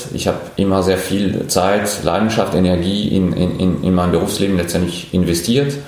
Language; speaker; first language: German; non-native, fluent; French